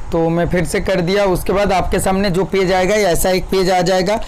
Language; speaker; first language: Hindi; non-native, local second language; Bangla